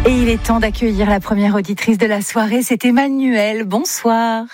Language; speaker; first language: French; native; French